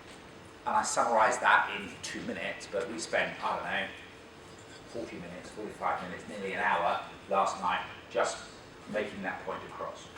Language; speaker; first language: English; native; English